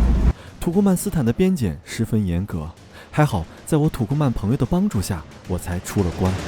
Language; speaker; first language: Chinese; native; Chinese